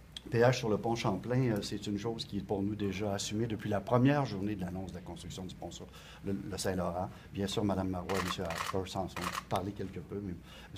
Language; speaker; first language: French; native; French